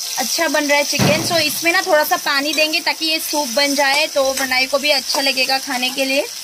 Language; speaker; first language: Hindi; non-native, local second language; Nepali